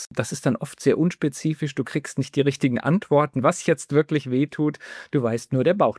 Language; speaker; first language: German; native; German